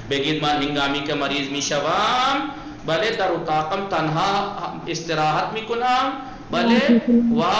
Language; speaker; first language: Persian; non-native, fluent; Urdu